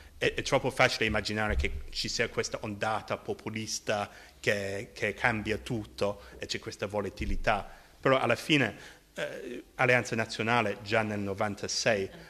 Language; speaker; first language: Italian; non-native, fluent; English